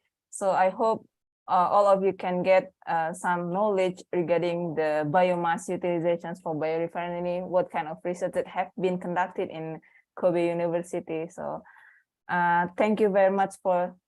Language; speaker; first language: English; non-native, fluent; Indonesian